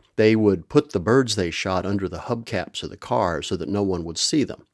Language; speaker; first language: English; native; English